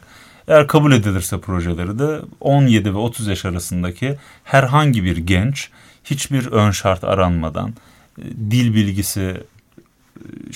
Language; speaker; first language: Turkish; native; Turkish